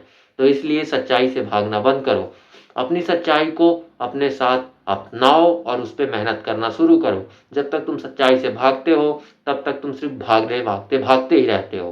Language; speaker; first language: Hindi; native; Hindi